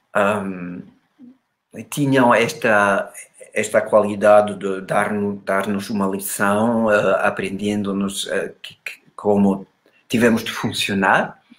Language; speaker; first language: Portuguese; non-native, fluent; German